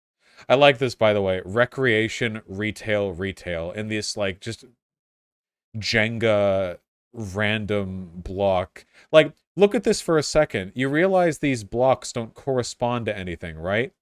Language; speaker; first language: English; native; English